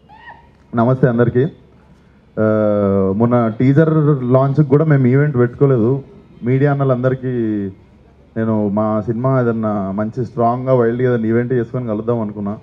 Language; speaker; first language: Telugu; native; Telugu